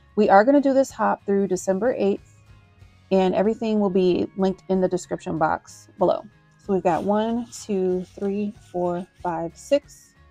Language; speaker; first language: English; native; English